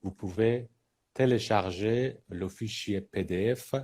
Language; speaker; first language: French; non-native, fluent; Persian